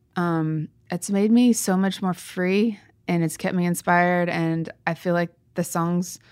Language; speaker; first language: English; native; English